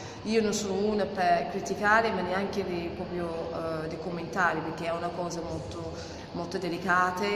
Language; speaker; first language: Italian; non-native, fluent; English